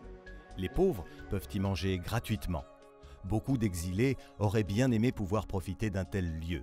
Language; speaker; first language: French; native; French